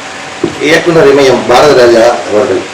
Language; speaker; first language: Tamil; native; Tamil